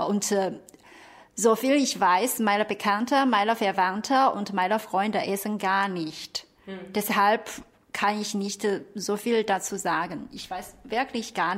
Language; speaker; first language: German; non-native, fluent; Chinese